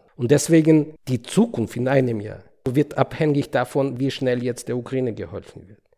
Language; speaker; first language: German; non-native, fluent; Ukrainian